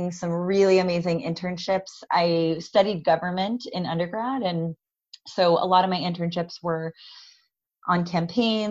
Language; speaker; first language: English; native; English